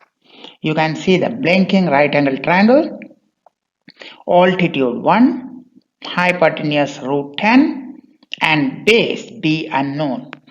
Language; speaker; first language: English; non-native, local second language; Bangla